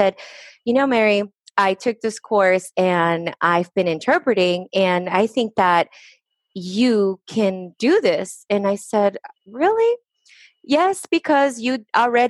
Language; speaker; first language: English; early bilingual, other home language; Spanish